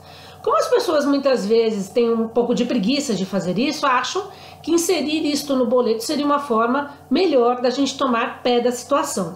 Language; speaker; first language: Portuguese; native; Portuguese